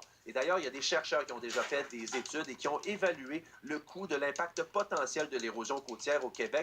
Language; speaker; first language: French; native; French